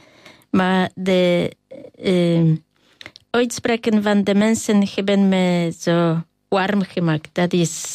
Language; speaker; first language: Dutch; non-native, learner; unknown